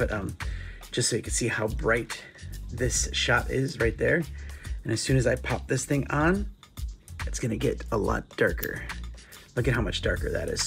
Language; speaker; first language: English; native; English